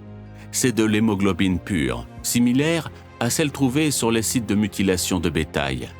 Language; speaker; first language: French; native; French